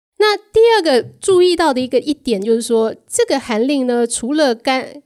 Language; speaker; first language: Chinese; native; Chinese